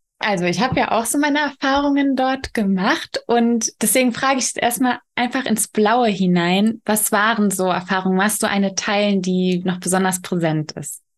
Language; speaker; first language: German; early bilingual, other home language; Polish